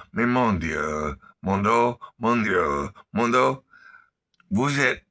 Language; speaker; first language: French; non-native, learner; English